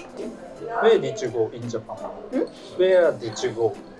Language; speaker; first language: English; non-native, learner; Japanese